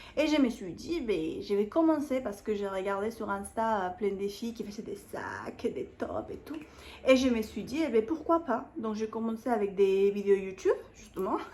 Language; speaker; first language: French; non-native, fluent; Spanish